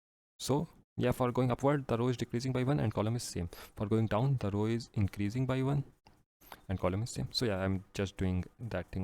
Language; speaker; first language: English; non-native, local second language; Hindi